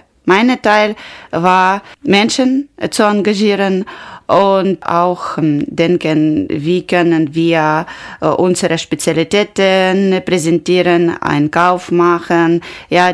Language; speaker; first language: German; non-native, learner; Ukrainian